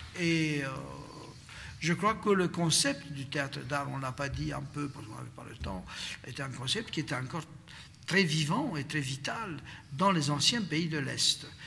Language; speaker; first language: French; non-native, fluent; Romanian